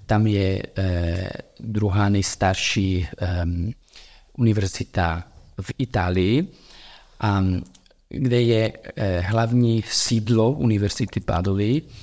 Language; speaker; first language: Czech; non-native, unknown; Italian